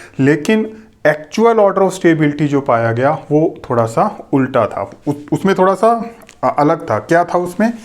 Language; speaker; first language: Hindi; native; Hindi